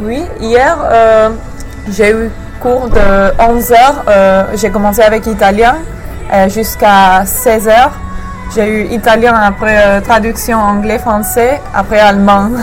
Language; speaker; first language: French; non-native, fluent; English